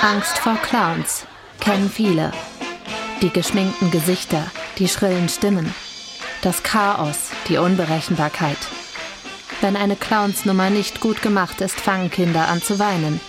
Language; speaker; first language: German; native; German